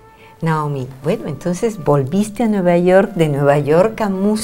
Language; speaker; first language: Spanish; native; Spanish